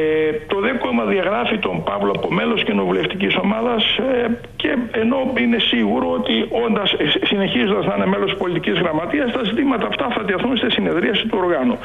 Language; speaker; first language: Greek; native; Greek